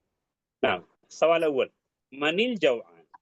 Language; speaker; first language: Arabic; non-native, fluent; Urdu